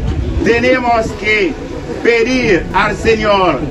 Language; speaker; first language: Spanish; non-native, learner; Haitian Creole